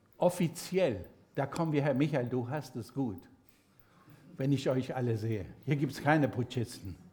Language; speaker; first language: German; non-native, fluent; Spanish